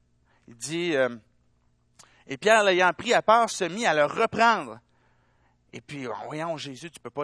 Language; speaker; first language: French; native; French